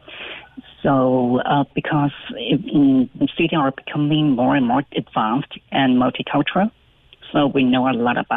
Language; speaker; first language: English; non-native, fluent; Chinese